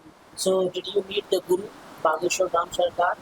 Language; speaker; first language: English; non-native, local second language; Hindi